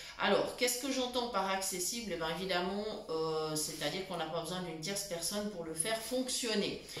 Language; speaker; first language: French; native; French